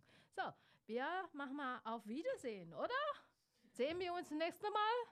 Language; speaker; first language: German; non-native, fluent; Chinese